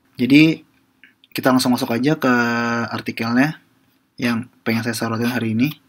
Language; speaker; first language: Indonesian; native; Indonesian